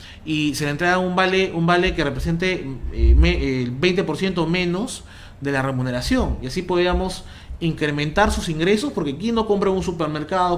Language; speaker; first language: Spanish; native; Spanish